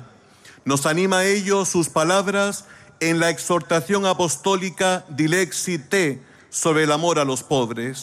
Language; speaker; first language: Spanish; native; Spanish